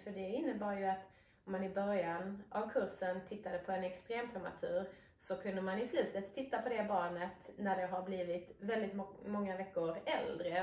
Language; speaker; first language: Swedish; native; Swedish